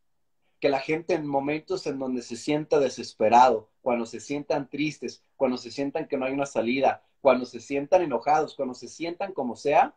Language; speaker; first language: Spanish; native; Spanish